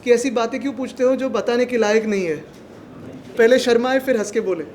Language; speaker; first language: Hindi; non-native, local second language; Marathi